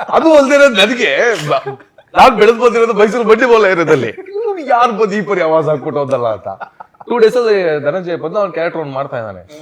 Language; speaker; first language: Kannada; native; Kannada